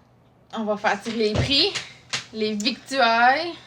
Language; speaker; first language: French; native; French